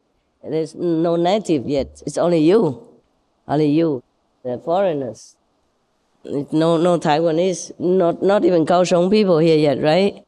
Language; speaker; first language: English; non-native, fluent; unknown